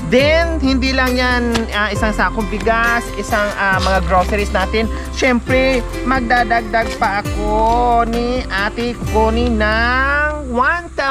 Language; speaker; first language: Filipino; native; Filipino